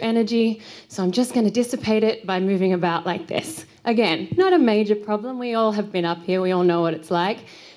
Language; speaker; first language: English; native; English